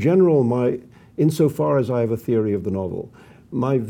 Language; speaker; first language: English; non-native, local second language; Urdu